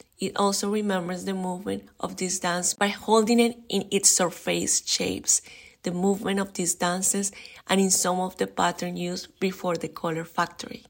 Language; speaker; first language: English; non-native, fluent; Spanish